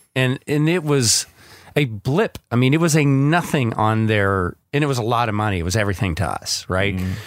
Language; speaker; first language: English; native; English